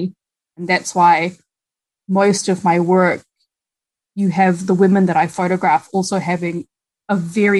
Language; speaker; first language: English; native; English